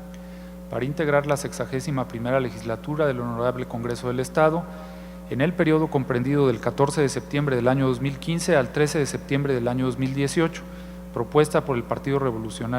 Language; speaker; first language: Spanish; native; Spanish